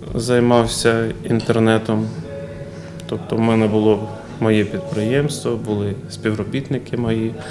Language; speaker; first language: Ukrainian; non-native, local second language; Russian